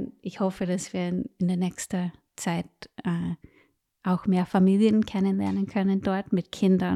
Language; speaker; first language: German; non-native, fluent; English